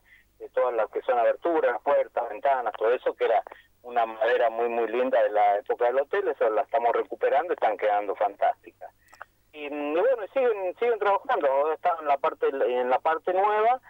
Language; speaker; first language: Spanish; native; Spanish